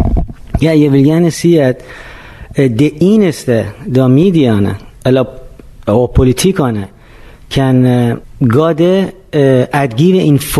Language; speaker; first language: Danish; non-native, fluent; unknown